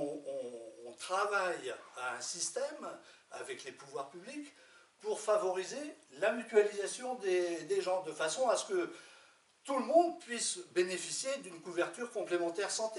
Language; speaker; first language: French; native; French